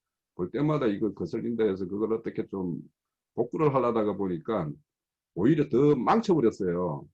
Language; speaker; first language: Korean; native; Korean